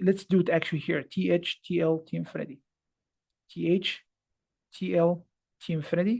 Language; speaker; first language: English; non-native, fluent; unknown